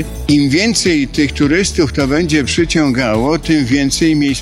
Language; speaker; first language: Polish; native; Polish